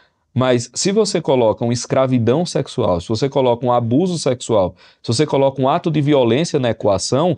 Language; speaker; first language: Portuguese; native; Portuguese